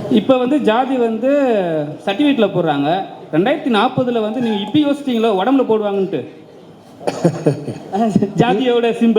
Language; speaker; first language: Tamil; native; Tamil